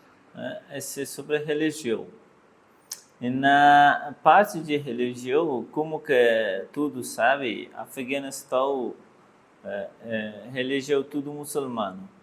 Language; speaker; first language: Portuguese; non-native, learner; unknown